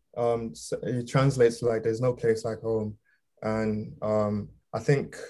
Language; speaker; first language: English; early bilingual, other home language; Yoruba